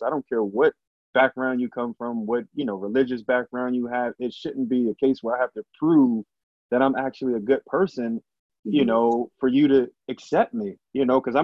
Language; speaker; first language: English; native; English